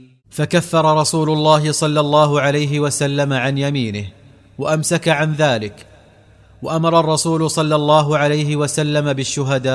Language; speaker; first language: Arabic; native; Arabic